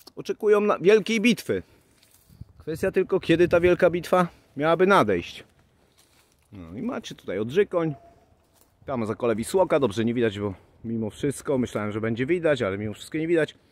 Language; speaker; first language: Polish; native; Polish